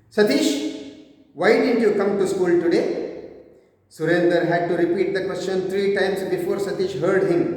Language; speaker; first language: English; non-native, local second language; Kannada